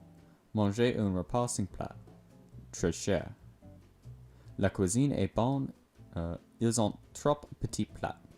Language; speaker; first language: French; non-native, learner; English